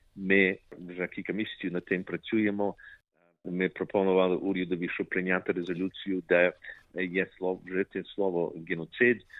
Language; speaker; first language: Ukrainian; early bilingual, heritage; Ukrainian